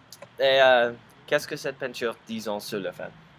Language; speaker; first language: French; non-native, learner; English